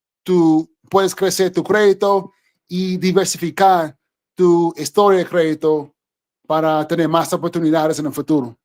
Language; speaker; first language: Spanish; non-native, fluent; English